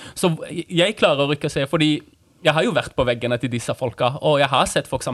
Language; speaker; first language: Norwegian; non-native, fluent; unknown